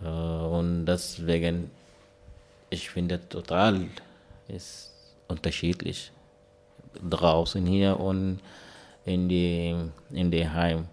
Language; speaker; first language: German; non-native, learner; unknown